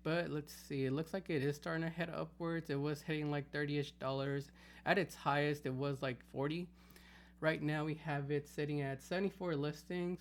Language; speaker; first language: English; native; English